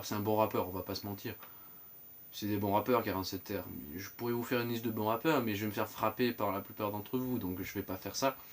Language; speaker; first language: French; native; French